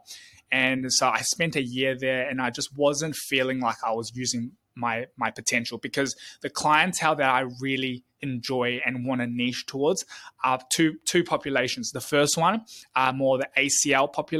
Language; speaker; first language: English; native; English